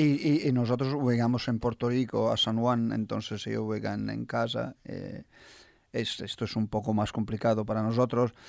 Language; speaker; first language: Spanish; non-native, fluent; Italian